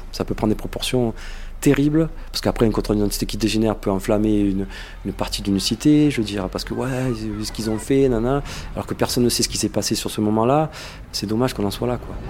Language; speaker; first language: French; native; French